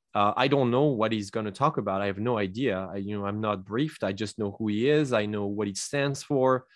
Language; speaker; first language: English; non-native, fluent; French